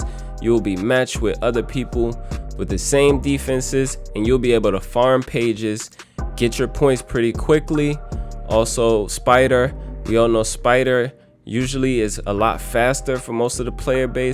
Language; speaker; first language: English; native; English